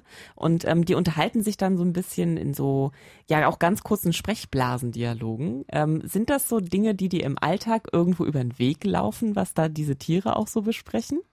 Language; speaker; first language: German; native; German